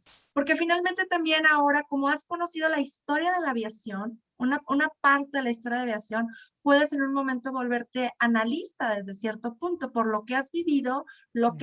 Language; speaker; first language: Spanish; native; Spanish